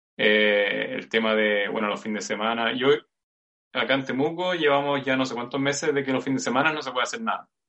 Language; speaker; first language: Spanish; native; Spanish